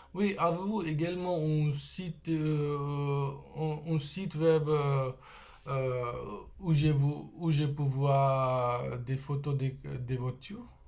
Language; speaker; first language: French; non-native, fluent; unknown